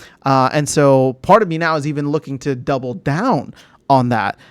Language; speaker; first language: English; native; English